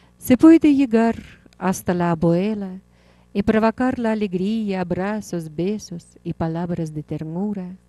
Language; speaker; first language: Spanish; non-native, fluent; Russian